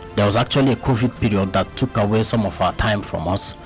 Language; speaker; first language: English; non-native, local second language; Igbo